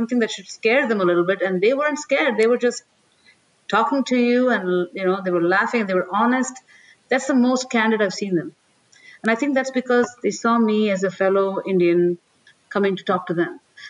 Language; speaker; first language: English; non-native, local second language; Tamil